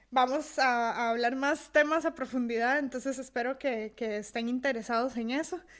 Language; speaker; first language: Spanish; native; Spanish